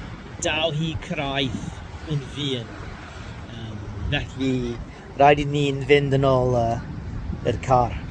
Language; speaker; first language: Welsh; non-native, learner; English